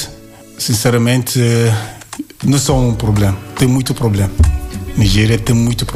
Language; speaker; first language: Portuguese; non-native, learner; Yoruba